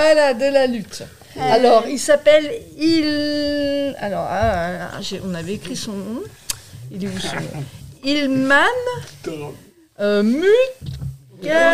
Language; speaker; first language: French; native; French